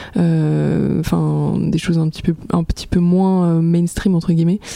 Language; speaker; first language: French; native; French